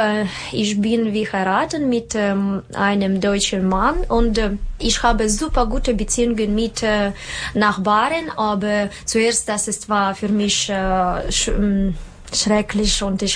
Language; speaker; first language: German; non-native, learner; Russian